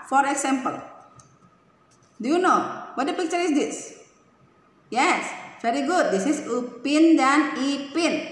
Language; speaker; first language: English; non-native, learner; Indonesian